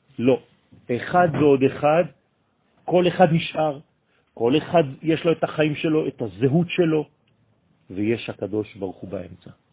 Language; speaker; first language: Hebrew; non-native, fluent; French